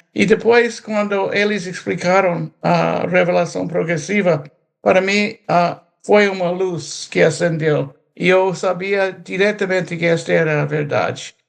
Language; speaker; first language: Portuguese; non-native, fluent; English